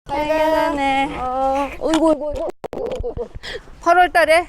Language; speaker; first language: Korean; native; Korean